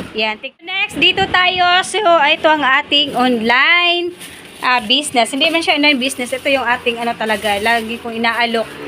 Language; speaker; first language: Filipino; non-native, local second language; Cebuano